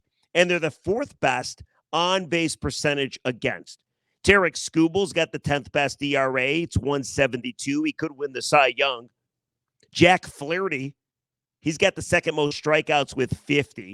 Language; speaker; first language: English; native; English